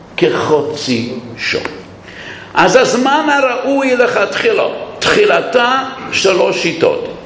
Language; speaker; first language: Hebrew; non-native, fluent; English